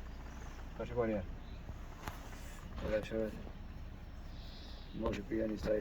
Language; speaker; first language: Russian; non-native, learner; English